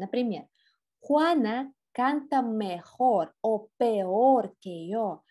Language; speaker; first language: Spanish; non-native, fluent; Russian